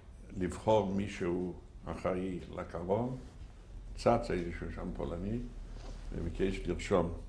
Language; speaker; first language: Hebrew; non-native, fluent; Yiddish